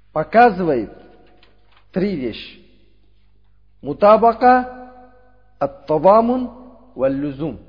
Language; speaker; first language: Russian; non-native, learner; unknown